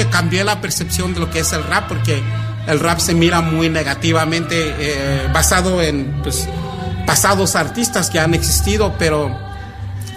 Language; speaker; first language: Spanish; non-native, local second language; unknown